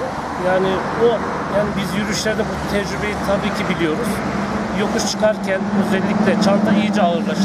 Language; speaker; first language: Turkish; native; Turkish